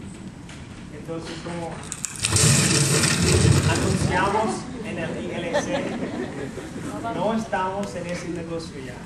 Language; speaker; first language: Spanish; early bilingual, heritage; English